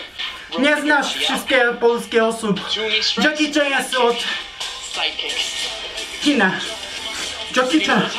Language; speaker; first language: Polish; non-native, learner; Japanese